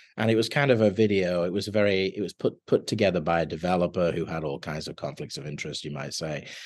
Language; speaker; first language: English; native; English